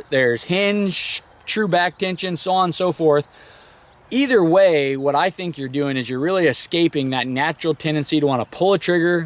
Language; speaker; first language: English; native; English